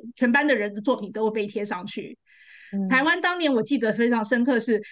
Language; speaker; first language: Chinese; native; Chinese